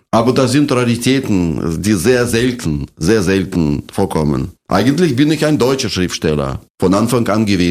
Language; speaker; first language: German; non-native, fluent; Russian